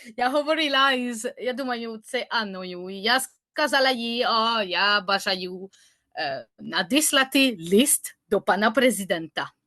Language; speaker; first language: Ukrainian; non-native, learner; French